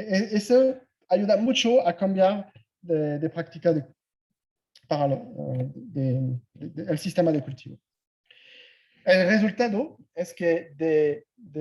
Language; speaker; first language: Spanish; non-native, fluent; French